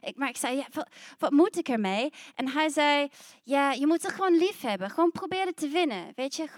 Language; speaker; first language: Dutch; non-native, fluent; English